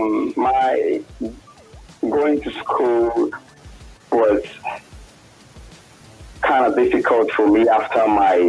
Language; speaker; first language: English; non-native, local second language; Yoruba